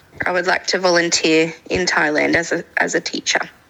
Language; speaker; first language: English; native; English